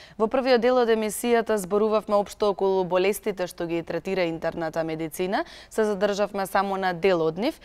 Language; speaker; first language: Macedonian; native; Macedonian